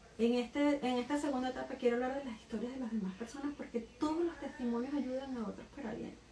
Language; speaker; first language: Spanish; native; Spanish